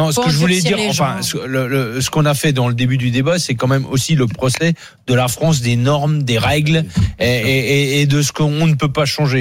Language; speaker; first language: French; native; French